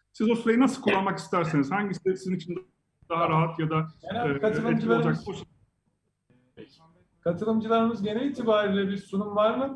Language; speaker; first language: Turkish; native; Turkish